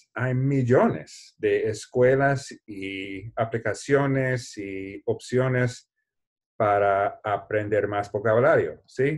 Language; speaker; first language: Spanish; non-native, learner; English